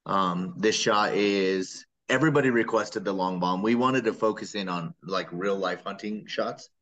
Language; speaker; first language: English; native; English